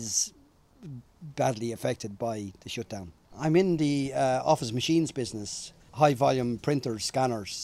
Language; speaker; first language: English; native; English